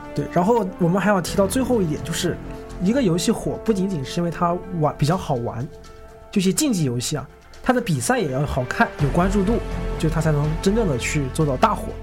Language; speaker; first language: Chinese; native; Chinese